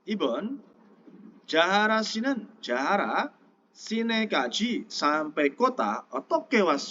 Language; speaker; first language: Korean; non-native, fluent; Indonesian